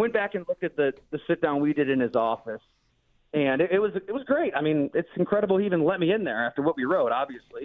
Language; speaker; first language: English; native; English